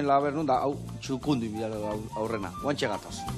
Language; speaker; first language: Basque; native; Basque